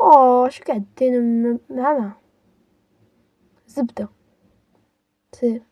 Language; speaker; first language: Arabic; native; Arabic